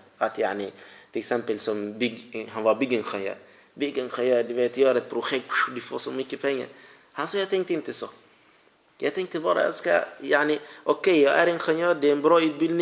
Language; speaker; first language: Swedish; non-native, fluent; Arabic